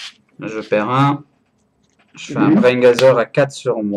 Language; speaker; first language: French; native; French